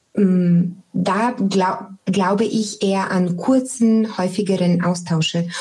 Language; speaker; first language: German; non-native, fluent; Bulgarian